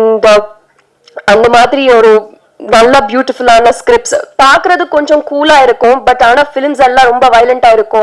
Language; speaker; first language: Tamil; non-native, learner; Telugu